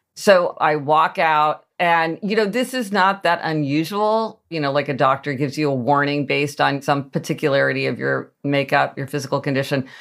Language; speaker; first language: English; native; English